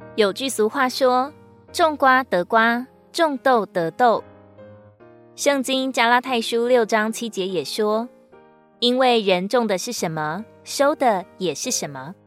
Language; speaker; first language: Chinese; native; Chinese